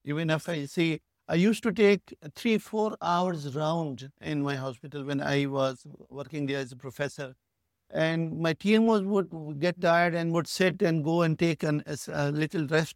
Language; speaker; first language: English; non-native, local second language; Urdu